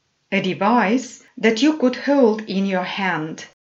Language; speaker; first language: English; non-native, fluent; Romanian